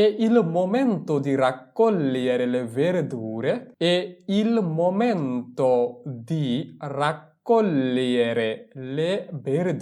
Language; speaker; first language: Italian; non-native, fluent; Bangla